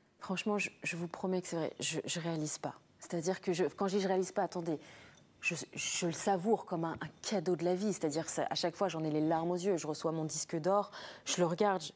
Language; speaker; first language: French; native; French